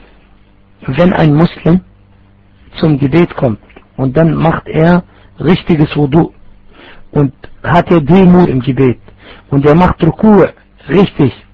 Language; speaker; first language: German; non-native, fluent; Arabic